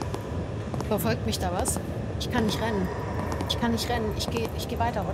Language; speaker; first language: German; native; German